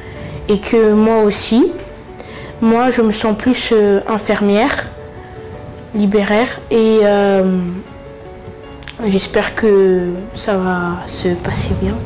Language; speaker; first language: French; early bilingual, other home language; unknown